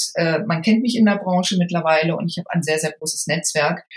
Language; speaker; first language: German; native; German